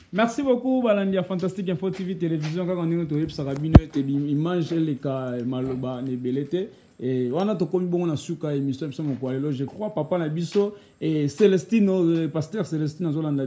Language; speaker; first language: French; non-native, local second language; Lingala